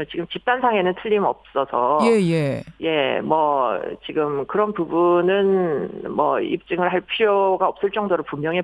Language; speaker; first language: Korean; native; Korean